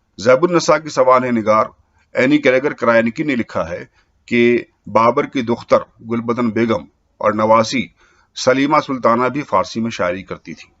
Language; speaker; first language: Urdu; native; Urdu